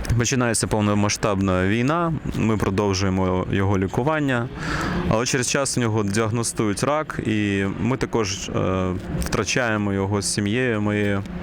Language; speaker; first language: Ukrainian; non-native, local second language; Russian